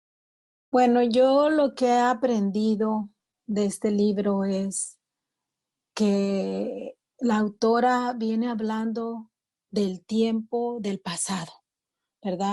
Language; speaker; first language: Spanish; native; Spanish